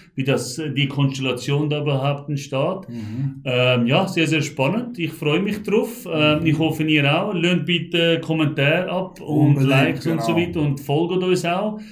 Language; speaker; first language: German; early bilingual, heritage; Macedonian